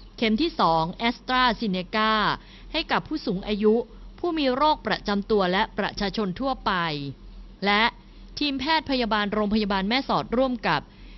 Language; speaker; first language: Thai; native; Thai